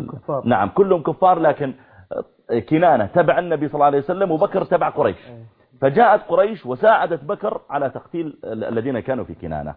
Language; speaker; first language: Arabic; native; Arabic